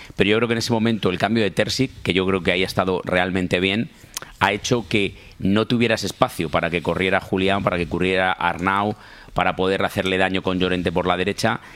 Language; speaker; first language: Spanish; native; Spanish